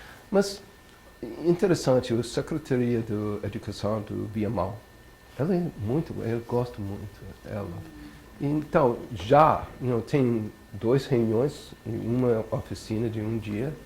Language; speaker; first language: Portuguese; non-native, learner; English